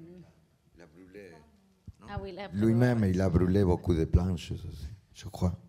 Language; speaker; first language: French; non-native, learner; Spanish